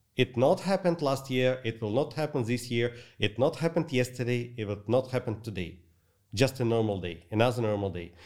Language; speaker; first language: English; non-native, learner; Ukrainian